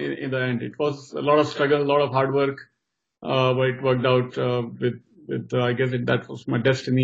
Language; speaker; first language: English; non-native, local second language; Hindi